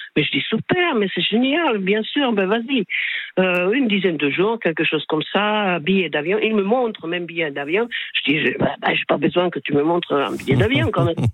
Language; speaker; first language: French; non-native, fluent; Slovak